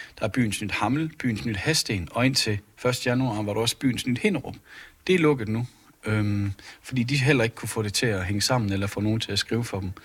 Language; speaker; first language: Danish; native; Danish